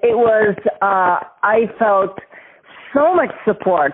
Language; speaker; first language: English; non-native, fluent; Polish